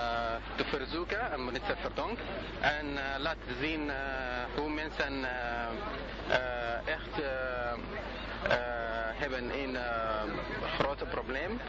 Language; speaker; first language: Dutch; non-native, learner; Arabic